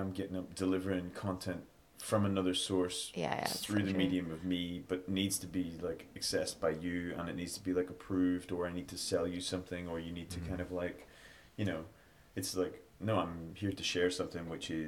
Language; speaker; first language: English; native; English